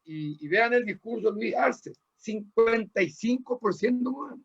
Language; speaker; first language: Spanish; native; Spanish